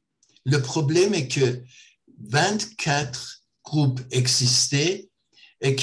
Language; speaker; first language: French; non-native, fluent; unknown